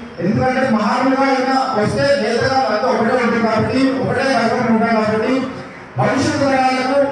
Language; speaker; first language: Telugu; non-native, local second language; Marathi